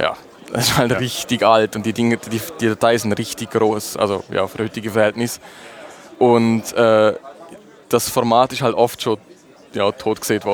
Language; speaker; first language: German; native; German